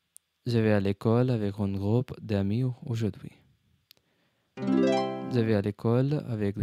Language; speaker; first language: French; non-native, learner; English